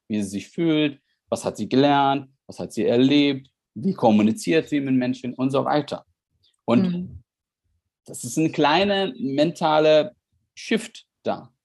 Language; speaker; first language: German; non-native, fluent; Arabic